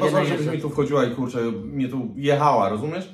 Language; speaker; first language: Polish; native; Polish